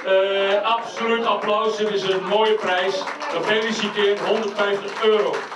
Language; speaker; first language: Dutch; native; Dutch